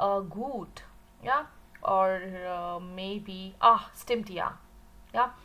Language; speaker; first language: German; non-native, learner; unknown